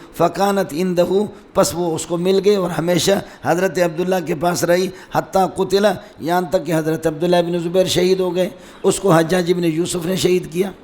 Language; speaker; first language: Urdu; non-native, local second language; Brahui